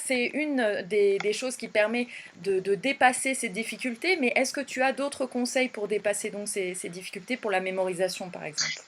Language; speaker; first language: French; native; French